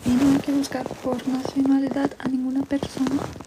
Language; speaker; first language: Spanish; non-native, fluent; Romanian